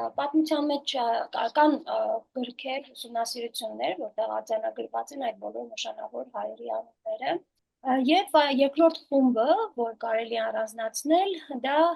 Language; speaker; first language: Armenian; native; Armenian